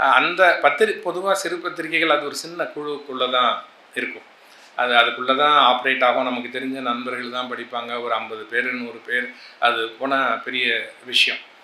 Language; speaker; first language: Tamil; native; Tamil